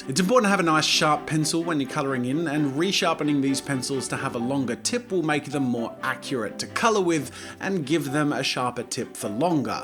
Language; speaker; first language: English; native; English